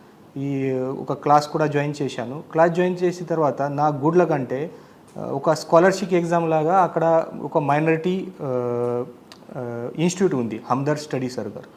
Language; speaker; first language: Telugu; non-native, local second language; Marathi